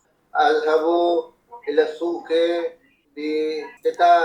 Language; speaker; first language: Arabic; non-native, learner; Urdu